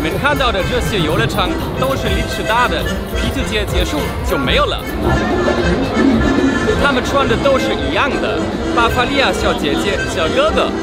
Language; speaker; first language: Chinese; non-native, fluent; German